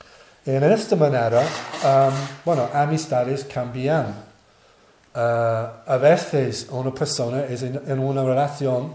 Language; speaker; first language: Spanish; non-native, learner; English